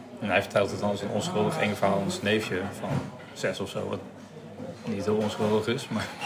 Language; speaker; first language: Dutch; native; Dutch